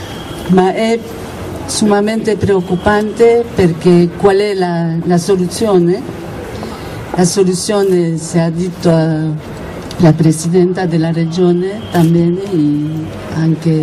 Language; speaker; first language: Italian; non-native, learner; Spanish